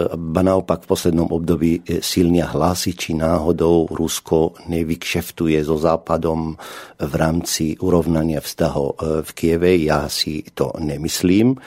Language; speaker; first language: Slovak; non-native, fluent; Arabic